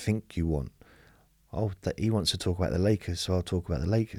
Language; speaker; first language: English; native; English